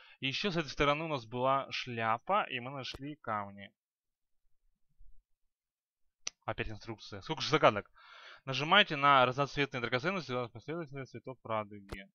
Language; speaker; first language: Russian; native; Russian